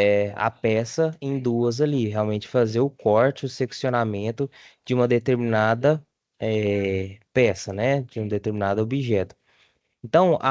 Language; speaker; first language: Portuguese; native; Portuguese